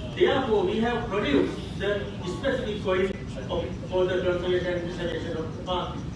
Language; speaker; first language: English; non-native, local second language; Sinhala